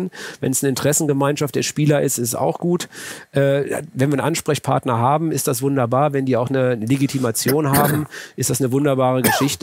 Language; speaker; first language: German; native; German